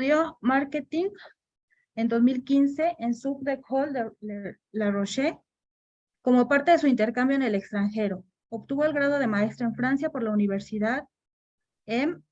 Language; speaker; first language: Spanish; native; Spanish